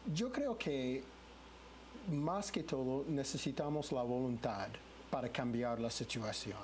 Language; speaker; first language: Spanish; non-native, fluent; English